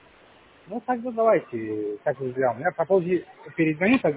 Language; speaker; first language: Russian; non-native, learner; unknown